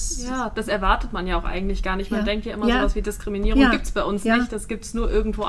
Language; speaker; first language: German; native; German